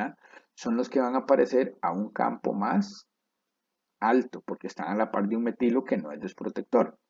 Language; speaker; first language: Spanish; native; Spanish